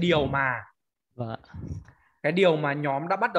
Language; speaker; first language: Vietnamese; native; Vietnamese